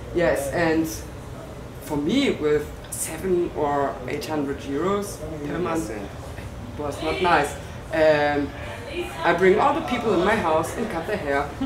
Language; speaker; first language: English; non-native, learner; German